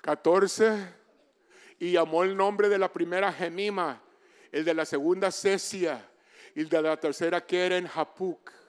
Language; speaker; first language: Spanish; early bilingual, heritage; Spanish